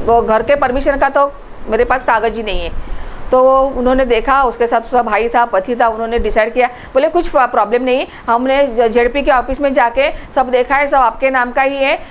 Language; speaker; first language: Hindi; non-native, local second language; Marathi